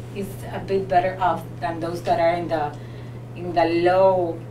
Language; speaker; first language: English; non-native, fluent; Spanish